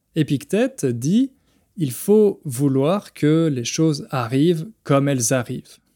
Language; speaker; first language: French; native; French